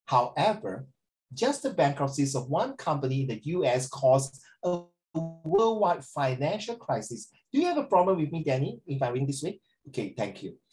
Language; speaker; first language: English; non-native, local second language; Chinese